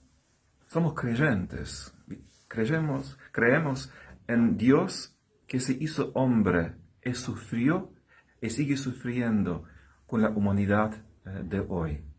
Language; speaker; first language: Spanish; non-native, fluent; Ukrainian